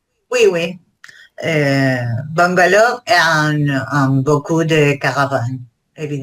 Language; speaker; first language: French; non-native, learner; Spanish